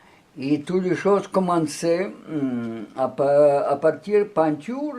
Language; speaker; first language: French; non-native, learner; Russian